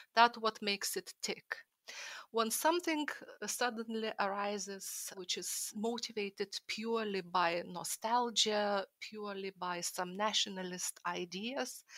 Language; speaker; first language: English; non-native, fluent; Lithuanian